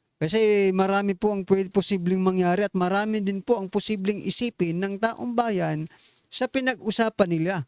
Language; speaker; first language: Filipino; non-native, local second language; Waray